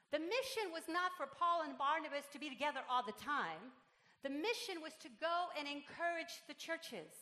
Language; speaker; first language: English; non-native, fluent; Spanish